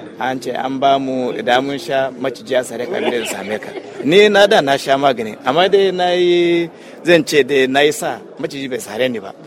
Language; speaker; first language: Hausa; non-native, local second language; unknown